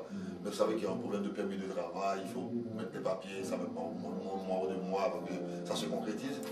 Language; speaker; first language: French; native; French